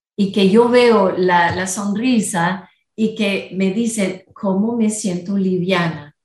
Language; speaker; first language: Spanish; non-native, fluent; English